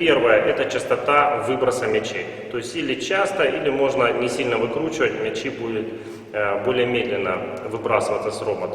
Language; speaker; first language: Russian; native; Russian